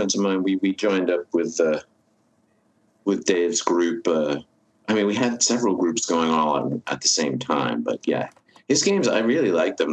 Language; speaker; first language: English; native; English